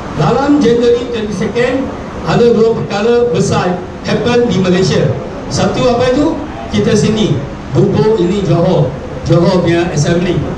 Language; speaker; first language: Malay; non-native, local second language; Chinese